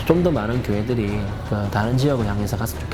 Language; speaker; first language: Korean; native; Korean